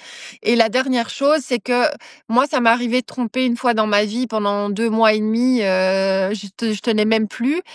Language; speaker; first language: French; native; French